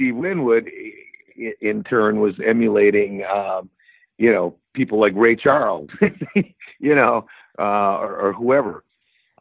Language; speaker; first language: English; native; English